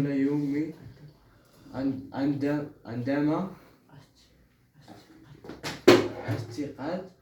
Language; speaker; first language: Arabic; non-native, learner; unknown